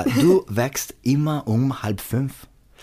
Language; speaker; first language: German; non-native, local second language; Italian